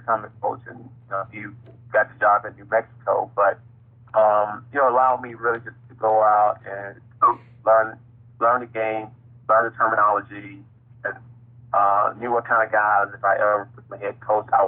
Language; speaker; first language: English; native; English